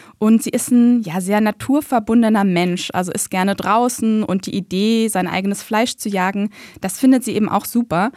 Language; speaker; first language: German; native; German